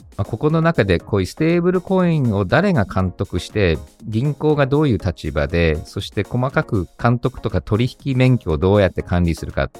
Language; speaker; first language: Japanese; early bilingual, heritage; Japanese